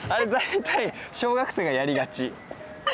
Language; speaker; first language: Japanese; native; Japanese